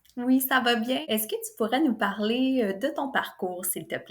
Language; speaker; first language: French; native; French